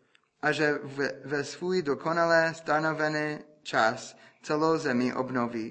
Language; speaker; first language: Czech; non-native, fluent; English